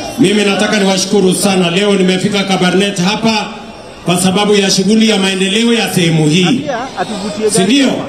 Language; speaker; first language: Swahili; non-native, local second language; Kalenjin